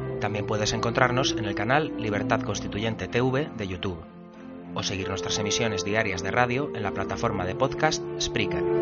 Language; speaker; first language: Spanish; native; Spanish